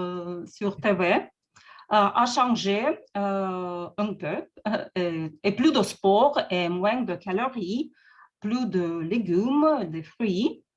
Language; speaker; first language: French; non-native, learner; Russian